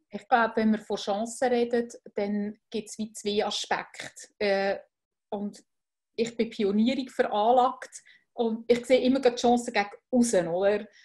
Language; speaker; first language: German; native; German